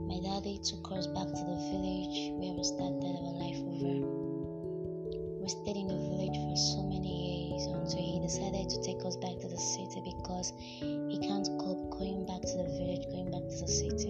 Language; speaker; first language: English; non-native, local second language; Igbo